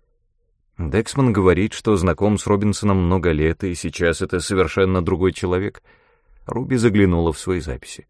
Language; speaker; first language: Russian; native; Russian